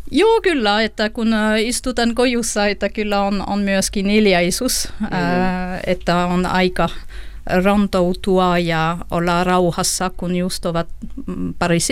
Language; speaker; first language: Finnish; non-native, learner; French